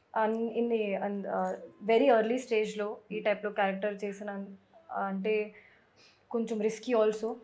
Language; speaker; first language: Telugu; non-native, fluent; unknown